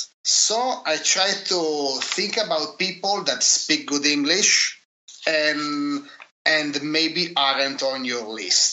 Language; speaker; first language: English; non-native, fluent; Italian